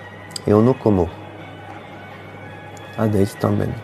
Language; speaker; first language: Portuguese; non-native, fluent; French